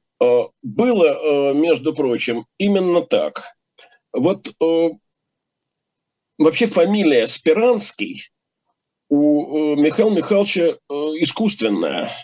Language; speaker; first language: Russian; native; Russian